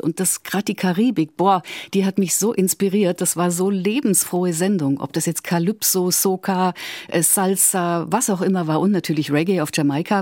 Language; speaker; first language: German; native; German